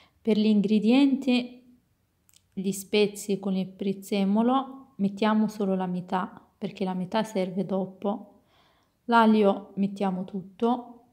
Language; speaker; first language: Italian; non-native, fluent; Arabic